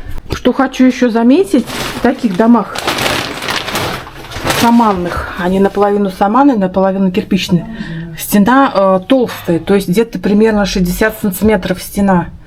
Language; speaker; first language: Russian; native; Russian